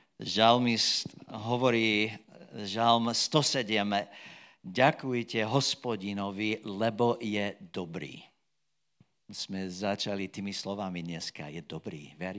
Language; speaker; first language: Slovak; non-native, fluent; English